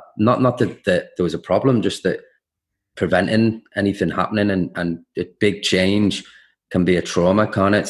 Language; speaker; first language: English; native; English